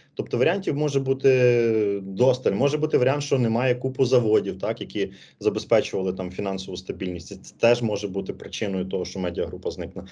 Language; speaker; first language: Ukrainian; native; Ukrainian